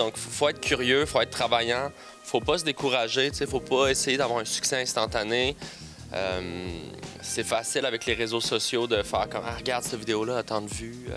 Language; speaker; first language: French; native; French